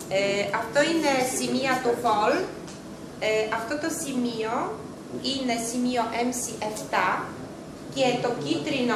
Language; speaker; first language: Greek; non-native, learner; Russian